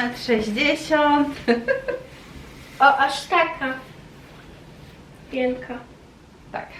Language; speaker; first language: Polish; native; Polish